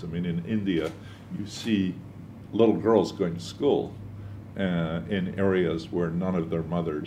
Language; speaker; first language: English; native; English